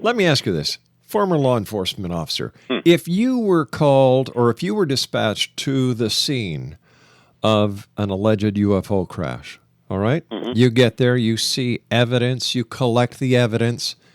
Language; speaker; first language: English; native; English